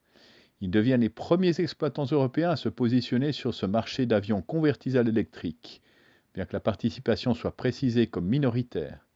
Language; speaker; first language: French; native; French